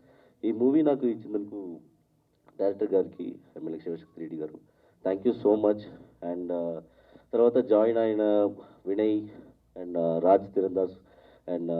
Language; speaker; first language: Telugu; non-native, learner; Malayalam